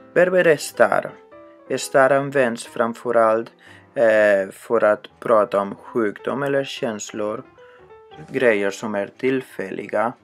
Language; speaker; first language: Swedish; non-native, fluent; Spanish